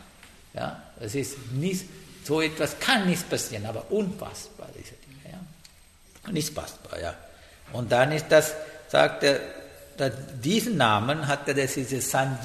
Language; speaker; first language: German; non-native, learner; Sinhala